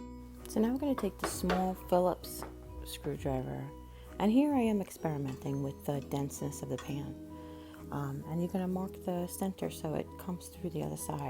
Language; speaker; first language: English; native; English